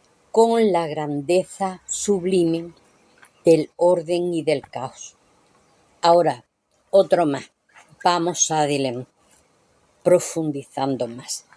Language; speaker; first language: Spanish; native; Spanish